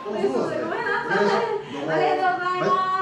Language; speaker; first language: Japanese; non-native, fluent; Chinese